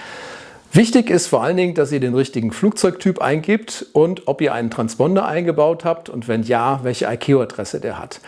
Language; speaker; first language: German; native; German